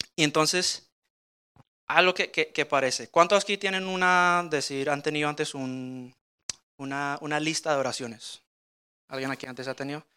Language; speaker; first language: Spanish; early bilingual, heritage; Spanish